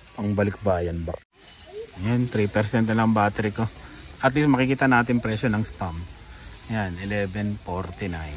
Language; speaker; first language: Filipino; native; Filipino